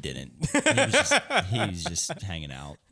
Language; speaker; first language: English; native; English